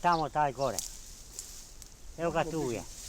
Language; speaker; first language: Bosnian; non-native, local second language; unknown